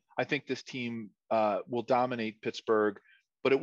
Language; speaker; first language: English; native; English